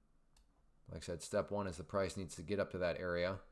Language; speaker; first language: English; native; English